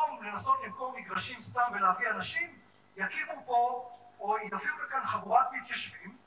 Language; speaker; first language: Hebrew; native; Hebrew